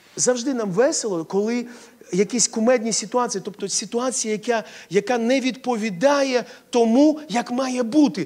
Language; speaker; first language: Ukrainian; non-native, local second language; Russian